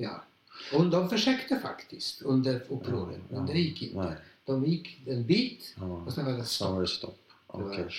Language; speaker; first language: Swedish; non-native, fluent; Polish